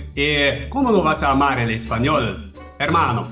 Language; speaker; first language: Spanish; non-native, fluent; German